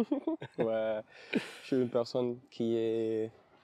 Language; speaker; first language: French; non-native, local second language; Wolof